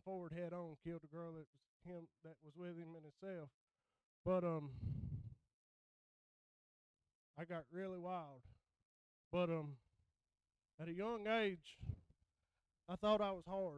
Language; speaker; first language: English; native; English